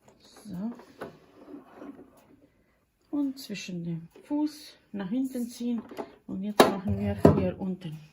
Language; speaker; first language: German; non-native, fluent; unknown